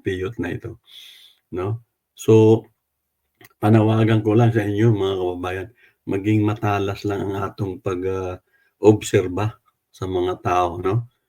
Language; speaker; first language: Filipino; non-native, local second language; Cebuano